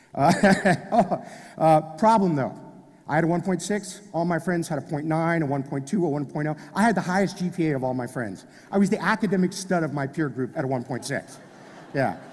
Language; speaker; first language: English; native; English